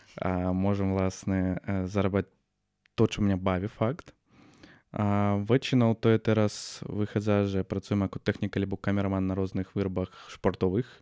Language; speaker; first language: Slovak; non-native, fluent; Russian